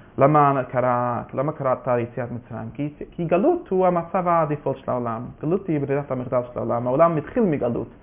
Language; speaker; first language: Hebrew; non-native, fluent; Yiddish